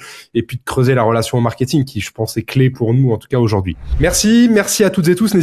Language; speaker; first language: French; native; French